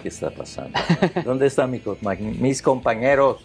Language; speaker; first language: Spanish; non-native, learner; Italian